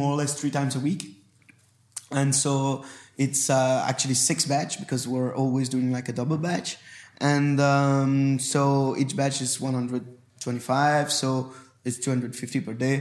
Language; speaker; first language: English; non-native, fluent; French